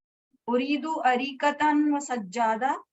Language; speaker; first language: Arabic; non-native, learner; Urdu